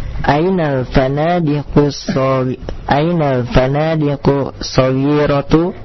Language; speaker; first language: Arabic; non-native, learner; Indonesian